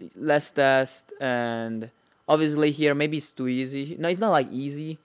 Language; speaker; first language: English; non-native, fluent; Italian